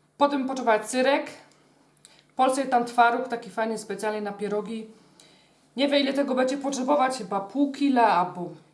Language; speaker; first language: Polish; native; Polish